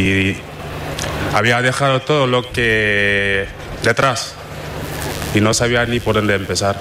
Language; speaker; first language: Spanish; non-native, fluent; Wolof